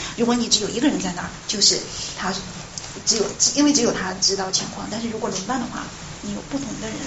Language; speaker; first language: Chinese; native; Chinese